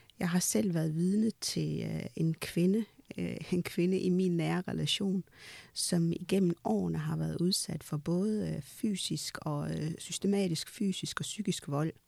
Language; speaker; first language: Danish; early bilingual, other home language; Amharic